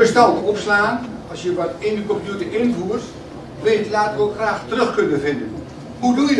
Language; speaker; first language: Dutch; native; Dutch